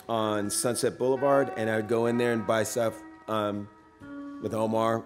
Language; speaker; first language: English; native; English